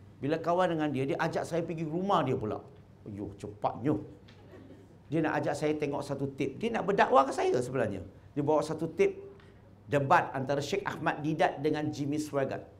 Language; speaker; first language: Malay; non-native, local second language; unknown